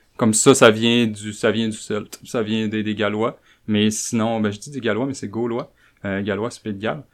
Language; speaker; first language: French; native; French